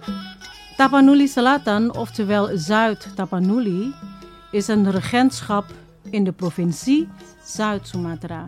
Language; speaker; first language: Dutch; non-native, fluent; Indonesian